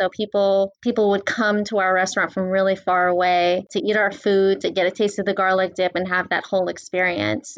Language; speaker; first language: English; native; English